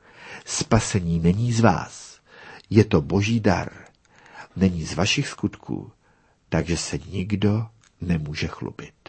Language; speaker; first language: Czech; native; Czech